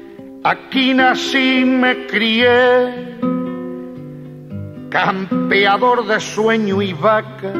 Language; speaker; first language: Spanish; native; Spanish